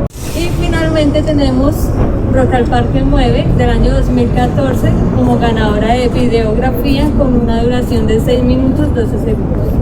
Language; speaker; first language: Spanish; native; Spanish